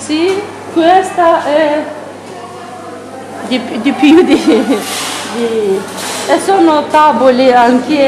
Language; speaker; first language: Italian; non-native, learner; Romanian